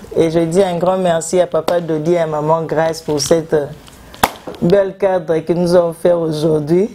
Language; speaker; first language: French; non-native, local second language; Lingala